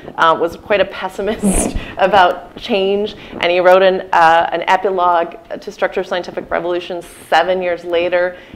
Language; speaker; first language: English; native; English